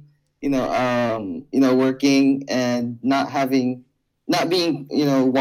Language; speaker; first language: English; non-native, local second language; Hiligaynon